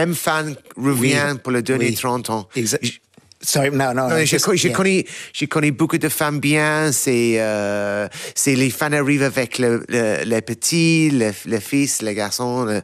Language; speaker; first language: French; non-native, learner; English